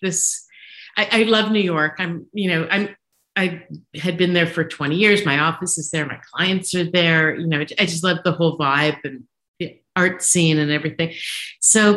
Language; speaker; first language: English; native; English